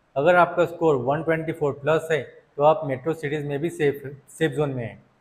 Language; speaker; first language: Hindi; non-native, local second language; Marathi